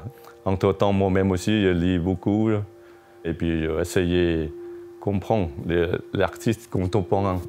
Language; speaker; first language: French; non-native, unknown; Chinese